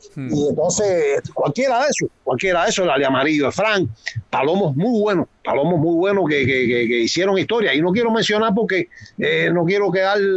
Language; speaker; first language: Spanish; native; Spanish